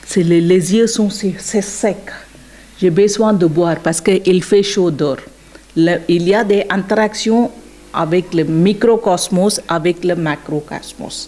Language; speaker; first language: French; non-native, learner; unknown